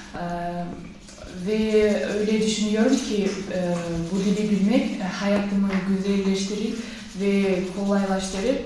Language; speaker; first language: Turkish; non-native, fluent; Kyrgyz